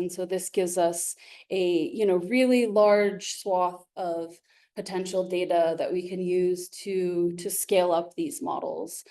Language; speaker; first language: English; native; English